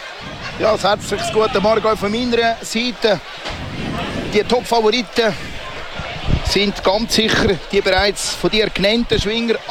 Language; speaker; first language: German; native; German